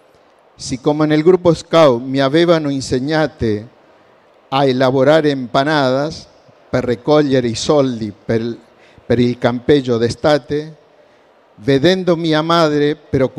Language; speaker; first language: Italian; non-native, learner; Spanish